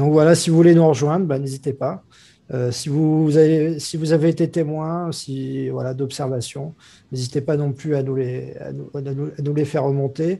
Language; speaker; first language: French; native; French